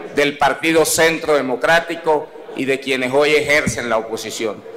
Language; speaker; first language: Spanish; native; Spanish